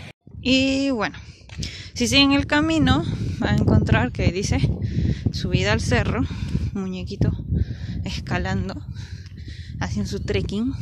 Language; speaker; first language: Spanish; native; Spanish